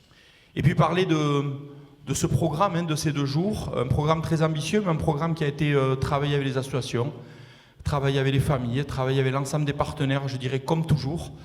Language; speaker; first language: French; native; French